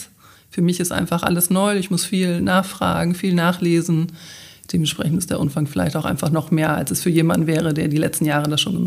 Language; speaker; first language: German; native; German